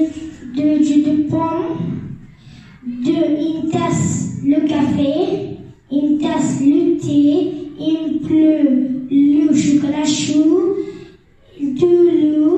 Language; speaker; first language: French; non-native, learner; Arabic